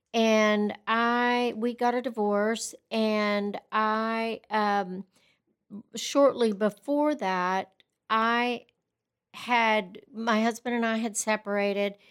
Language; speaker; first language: English; native; English